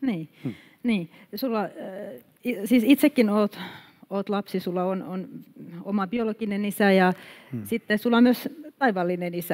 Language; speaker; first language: Finnish; native; Finnish